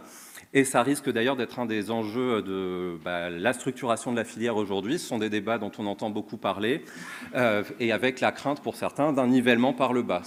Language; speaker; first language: French; native; French